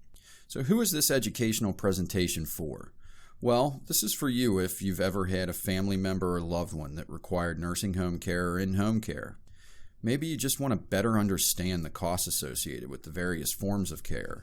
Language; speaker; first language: English; native; English